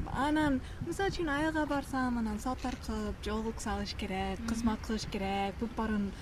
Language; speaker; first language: Kyrgyz; non-native, fluent; English